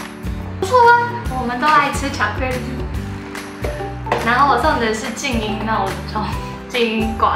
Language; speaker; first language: Chinese; native; Chinese